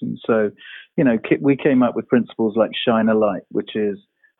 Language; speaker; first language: English; native; English